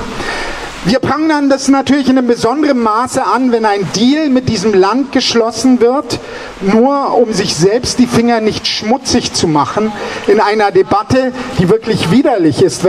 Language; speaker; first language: German; native; German